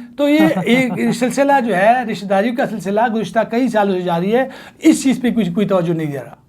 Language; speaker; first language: Urdu; non-native, local second language; Pashto